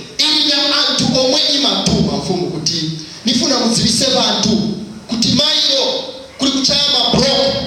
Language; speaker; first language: Nyanja; non-native, local second language; Tumbuka